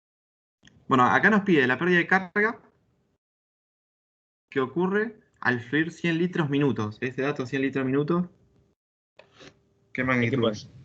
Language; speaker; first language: Spanish; native; Spanish